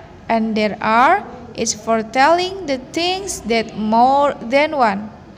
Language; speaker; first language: English; non-native, fluent; Indonesian